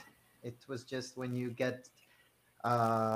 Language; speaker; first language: English; non-native, fluent; Hungarian